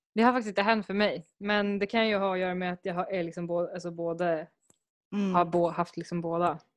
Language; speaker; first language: Swedish; native; Swedish